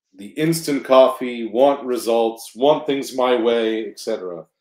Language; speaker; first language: English; native; English